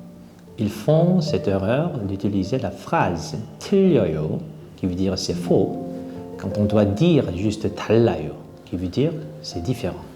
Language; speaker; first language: French; non-native, fluent; Korean